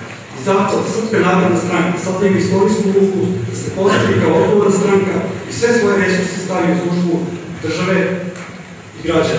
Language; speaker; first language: Serbian; native; Serbian